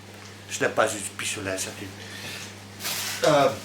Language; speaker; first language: French; non-native, learner; Dutch